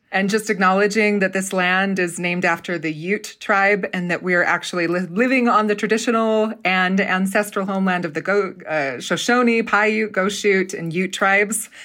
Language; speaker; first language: English; native; English